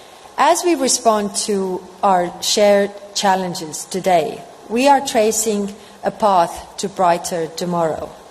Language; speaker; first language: English; non-native, fluent; Estonian